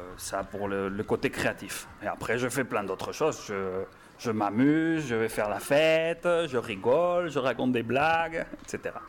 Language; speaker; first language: French; early bilingual, heritage; French